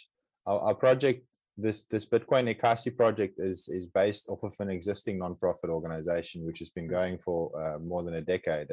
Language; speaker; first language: English; non-native, local second language; Afrikaans